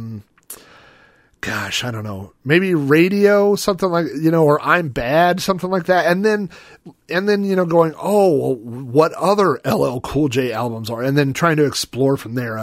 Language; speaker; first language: English; native; English